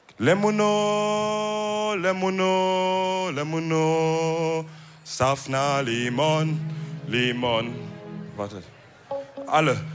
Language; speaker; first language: German; early bilingual, other home language; Wolof